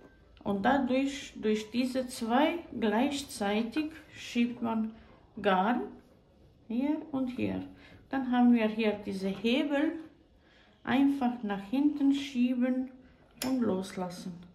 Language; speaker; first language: German; non-native, fluent; Croatian